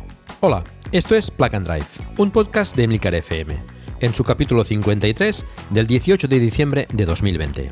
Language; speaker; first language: Spanish; native; Spanish